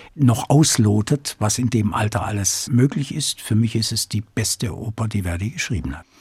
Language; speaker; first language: German; native; German